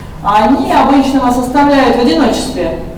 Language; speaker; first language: Russian; native; Russian